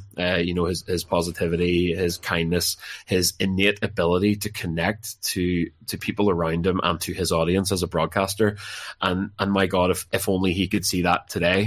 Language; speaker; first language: English; native; English